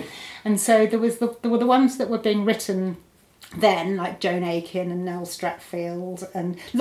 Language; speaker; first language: English; native; English